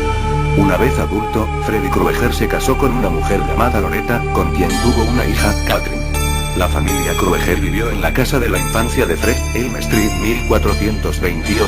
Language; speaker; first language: Spanish; native; Spanish